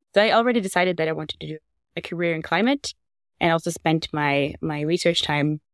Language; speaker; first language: English; non-native, fluent; Norwegian